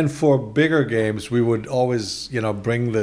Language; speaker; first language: English; non-native, fluent; German